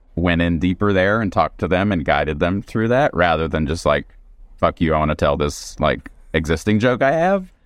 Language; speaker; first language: English; native; English